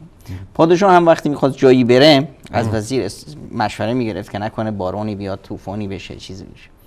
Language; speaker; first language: Persian; native; Persian